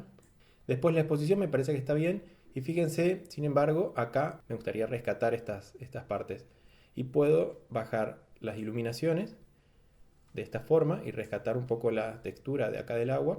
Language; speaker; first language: Spanish; native; Spanish